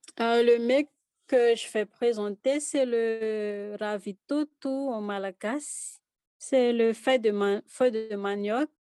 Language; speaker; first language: French; non-native, local second language; Malagasy